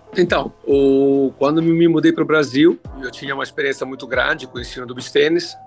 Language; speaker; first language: Portuguese; non-native, fluent; Italian